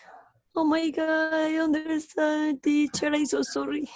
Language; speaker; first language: English; non-native, learner; Spanish